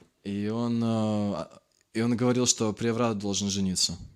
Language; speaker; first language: Russian; native; Russian